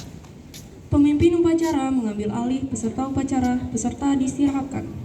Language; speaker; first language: Indonesian; native; Indonesian